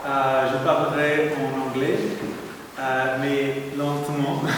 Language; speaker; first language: French; non-native, learner; Portuguese